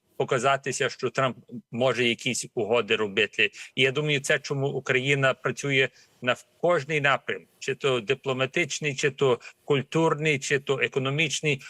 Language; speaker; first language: Ukrainian; early bilingual, heritage; Ukrainian